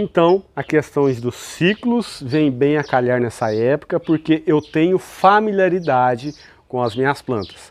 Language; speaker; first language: Portuguese; native; Portuguese